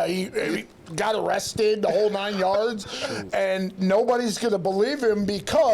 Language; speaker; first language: English; native; English